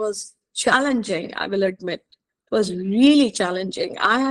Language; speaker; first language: English; non-native, local second language; Hindi